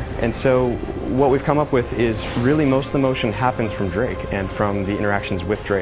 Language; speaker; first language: English; native; English